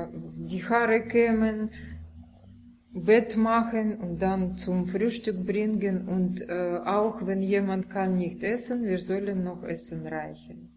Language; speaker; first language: German; non-native, learner; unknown